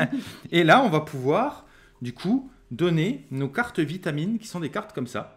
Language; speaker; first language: French; native; French